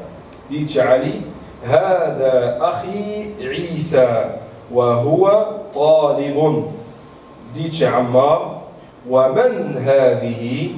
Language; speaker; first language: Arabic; non-native, fluent; Italian